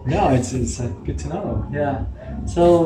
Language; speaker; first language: English; non-native, fluent; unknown